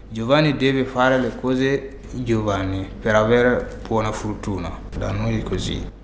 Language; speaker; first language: Italian; non-native, learner; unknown